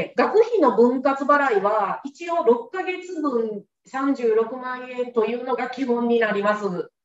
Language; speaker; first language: Japanese; native; Japanese